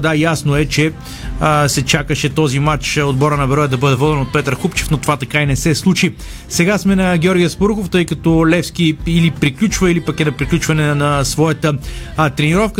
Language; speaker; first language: Bulgarian; native; Bulgarian